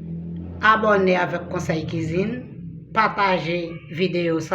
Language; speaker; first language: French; non-native, learner; Haitian Creole